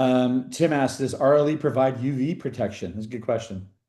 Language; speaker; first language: English; native; English